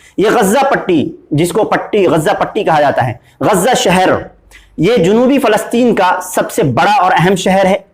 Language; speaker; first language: Urdu; native; Urdu